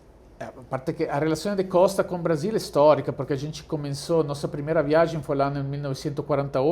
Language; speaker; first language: Portuguese; non-native, fluent; Italian